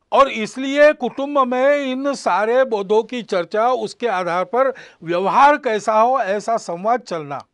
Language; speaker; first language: Hindi; non-native, local second language; Marathi